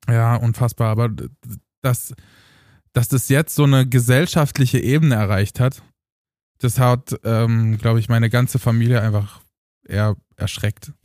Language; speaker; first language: German; early bilingual, other home language; Romanian